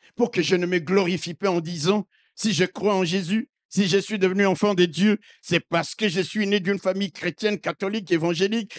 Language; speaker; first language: French; non-native, local second language; Lingala